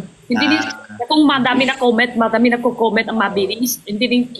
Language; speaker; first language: Filipino; non-native, learner; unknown